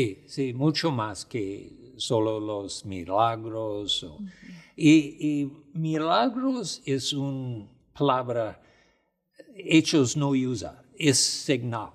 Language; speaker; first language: Spanish; non-native, fluent; English